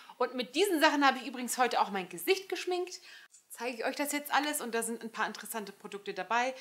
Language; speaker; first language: German; early bilingual, other home language; Turkish